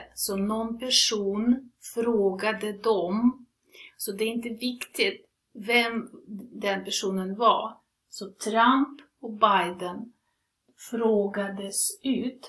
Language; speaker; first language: Swedish; non-native, fluent; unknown